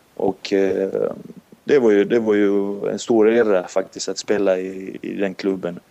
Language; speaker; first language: Swedish; non-native, fluent; Serbian